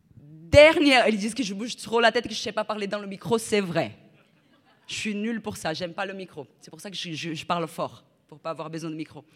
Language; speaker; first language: French; non-native, fluent; Portuguese